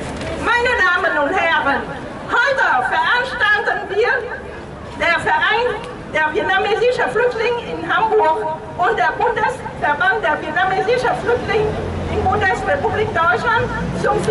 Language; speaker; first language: German; non-native, fluent; Vietnamese